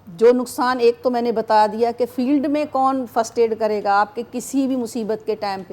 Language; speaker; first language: Urdu; non-native, local second language; Sindhi